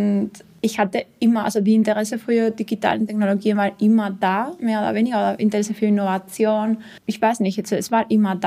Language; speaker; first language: German; non-native, fluent; Spanish